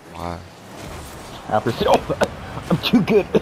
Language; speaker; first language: English; native; English